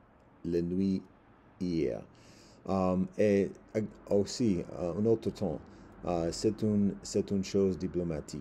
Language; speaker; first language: French; non-native, learner; English